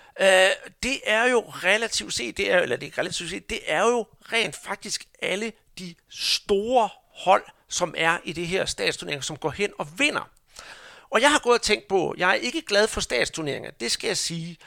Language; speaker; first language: Danish; native; Danish